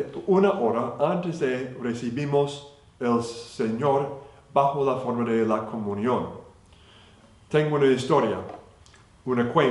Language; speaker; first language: Spanish; non-native, fluent; English